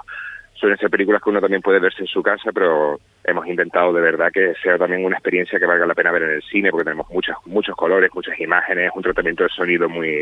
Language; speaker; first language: Spanish; native; Spanish